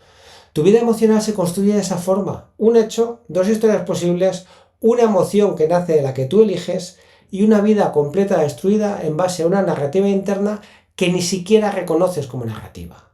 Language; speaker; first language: Spanish; native; Spanish